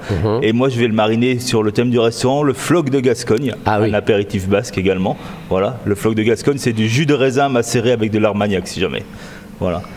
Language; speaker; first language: French; native; French